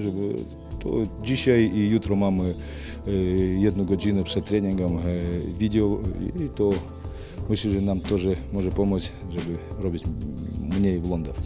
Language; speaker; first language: Polish; non-native, learner; Russian